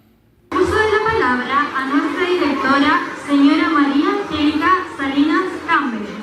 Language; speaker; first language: Spanish; native; Spanish